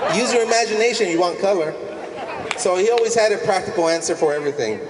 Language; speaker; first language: English; early bilingual, other home language; Spanish